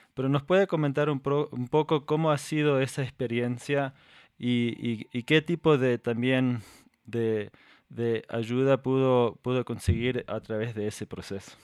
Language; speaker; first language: Spanish; non-native, fluent; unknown